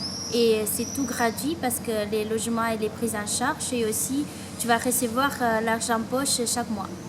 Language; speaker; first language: French; non-native, fluent; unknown